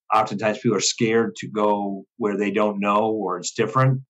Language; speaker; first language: English; native; English